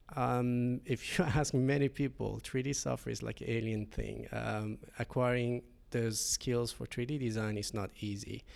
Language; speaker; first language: English; non-native, fluent; Persian